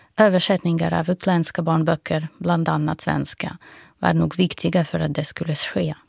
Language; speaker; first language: Swedish; non-native, fluent; Russian